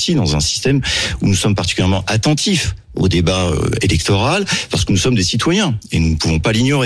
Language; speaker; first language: French; native; French